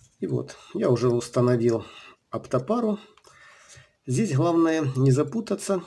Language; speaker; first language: Russian; native; Russian